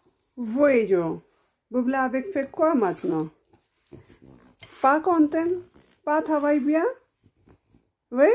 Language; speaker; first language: French; non-native, learner; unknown